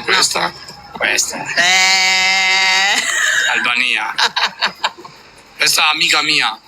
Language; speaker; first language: Italian; non-native, learner; Albanian